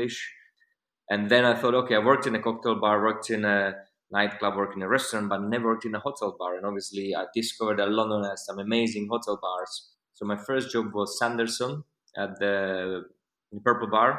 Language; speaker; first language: English; non-native, fluent; Slovak